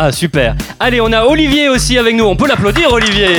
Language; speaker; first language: French; native; French